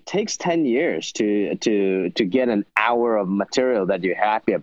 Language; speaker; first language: English; non-native, local second language; Wu Chinese